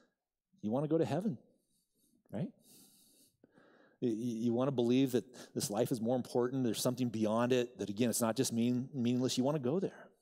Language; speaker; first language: English; native; English